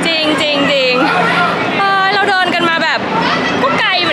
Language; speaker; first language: Thai; native; Thai